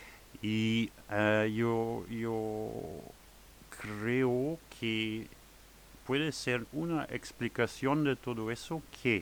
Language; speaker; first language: Spanish; non-native, fluent; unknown